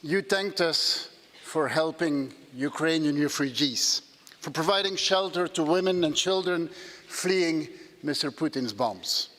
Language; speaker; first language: English; non-native, fluent; Dutch